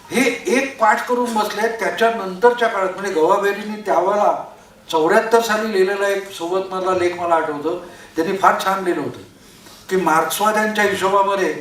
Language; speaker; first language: Marathi; non-native, local second language; Konkani